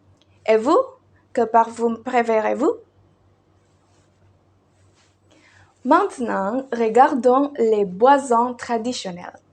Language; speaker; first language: French; non-native, learner; Indonesian